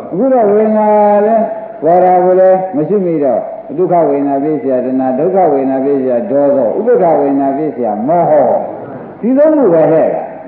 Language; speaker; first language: Burmese; native; Burmese